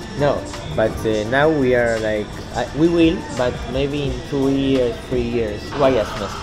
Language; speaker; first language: English; non-native, learner; Spanish